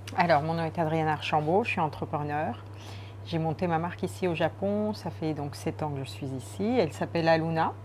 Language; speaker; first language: French; early bilingual, other home language; Spanish